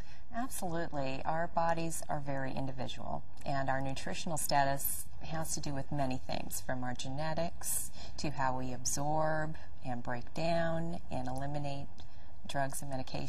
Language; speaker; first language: English; native; English